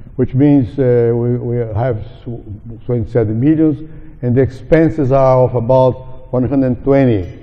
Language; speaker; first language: English; non-native, fluent; Portuguese